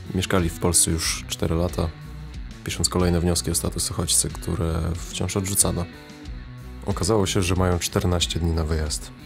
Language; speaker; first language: Polish; early bilingual, other home language; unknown